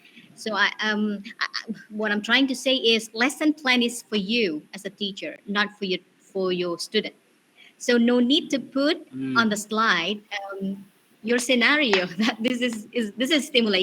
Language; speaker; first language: English; non-native, fluent; Indonesian